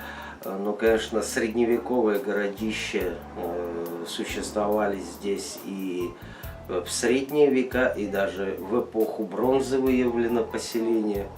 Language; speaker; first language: Russian; native; Russian